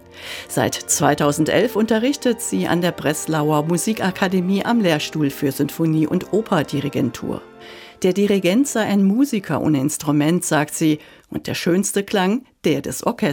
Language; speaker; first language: German; native; German